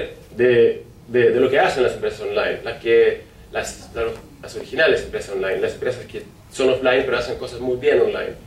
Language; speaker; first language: Spanish; non-native, fluent; Swedish